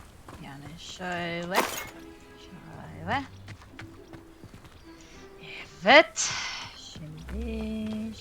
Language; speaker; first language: Turkish; non-native, learner; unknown